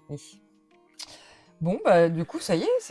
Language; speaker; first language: French; native; French